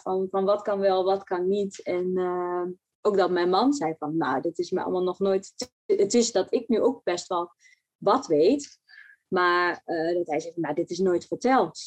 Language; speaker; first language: Dutch; native; Dutch